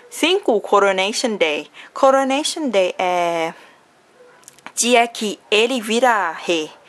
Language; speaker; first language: Portuguese; non-native, learner; Thai